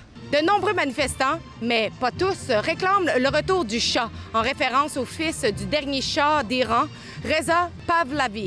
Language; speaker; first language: French; native; French